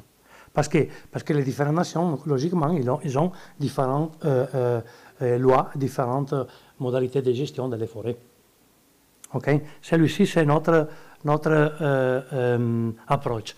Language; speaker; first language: French; non-native, learner; Italian